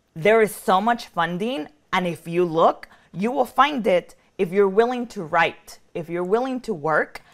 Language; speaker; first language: English; early bilingual, other home language; Spanish